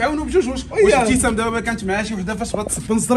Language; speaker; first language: Arabic; native; Arabic